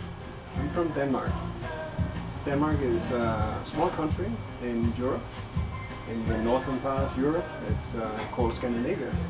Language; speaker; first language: English; non-native, fluent; Danish